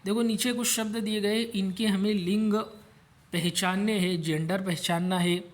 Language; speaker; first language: Urdu; non-native, local second language; Marathi